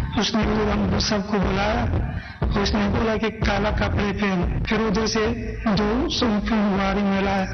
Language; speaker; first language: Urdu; non-native, local second language; Pashto